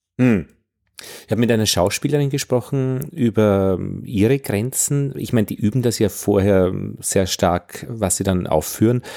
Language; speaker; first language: German; native; German